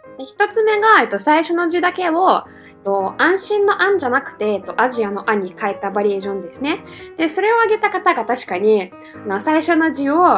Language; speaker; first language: Japanese; non-native, fluent; Russian